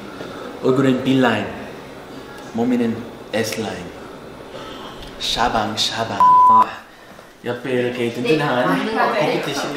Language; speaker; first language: Korean; non-native, fluent; English